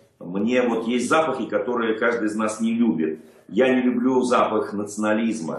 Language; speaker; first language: Russian; native; Russian